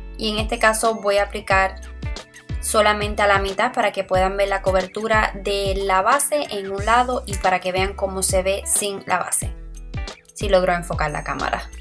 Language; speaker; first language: Spanish; early bilingual, heritage; Spanish